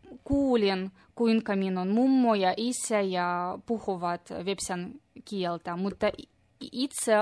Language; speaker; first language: Finnish; non-native, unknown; Russian